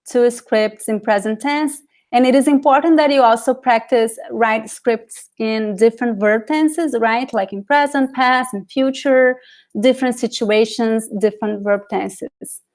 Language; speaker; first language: English; non-native, fluent; Portuguese